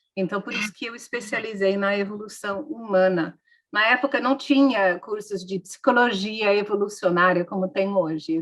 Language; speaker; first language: Portuguese; non-native, fluent; English